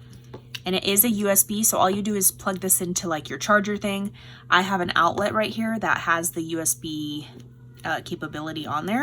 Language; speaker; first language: English; native; English